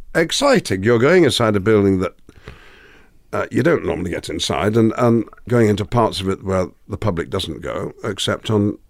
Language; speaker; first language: English; native; English